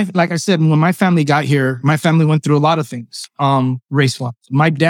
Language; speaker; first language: English; early bilingual, other home language; Spanish